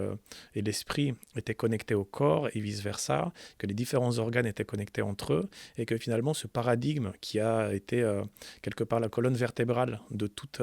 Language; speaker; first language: French; native; French